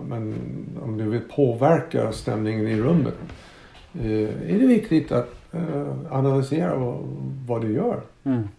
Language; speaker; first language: Swedish; non-native, fluent; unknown